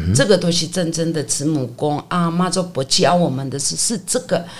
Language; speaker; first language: Chinese; non-native, learner; Korean